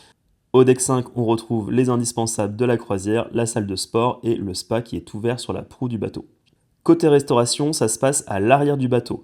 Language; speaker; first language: French; native; French